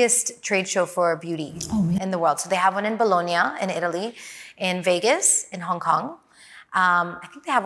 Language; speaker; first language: English; native; English